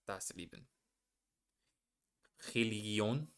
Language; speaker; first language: German; non-native, learner; Portuguese